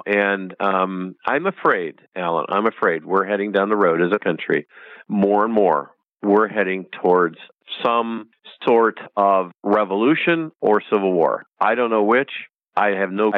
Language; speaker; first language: English; native; English